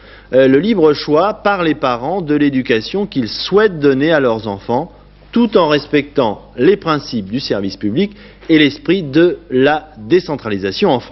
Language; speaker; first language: French; native; French